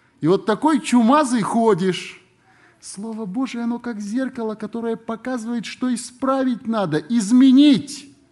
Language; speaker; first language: Russian; native; Russian